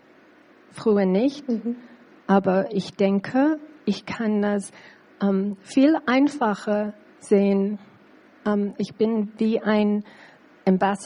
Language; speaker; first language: German; non-native, learner; English